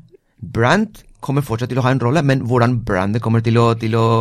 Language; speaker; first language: Norwegian; non-native, fluent; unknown